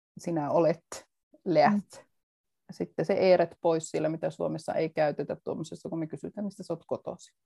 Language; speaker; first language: Finnish; native; Finnish